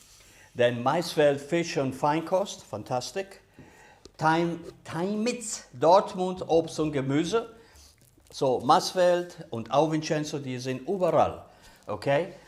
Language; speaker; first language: German; early bilingual, other home language; Italian